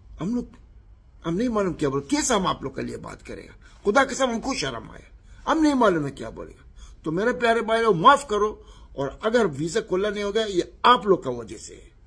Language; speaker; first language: Hindi; non-native, learner; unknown